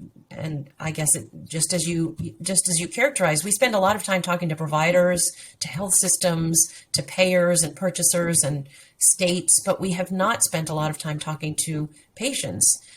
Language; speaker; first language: English; native; English